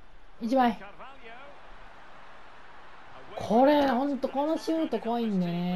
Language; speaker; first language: Japanese; native; Japanese